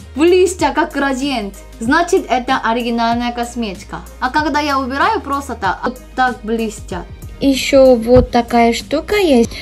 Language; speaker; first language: Russian; non-native, learner; Korean